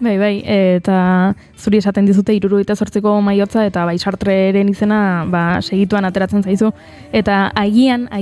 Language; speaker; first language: Basque; native; Basque